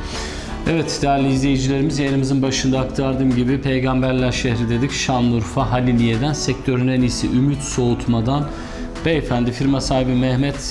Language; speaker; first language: Turkish; native; Turkish